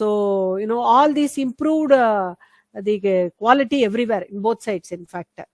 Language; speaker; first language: English; non-native, local second language; Tamil